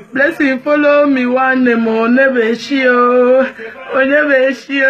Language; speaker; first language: English; non-native, local second language; French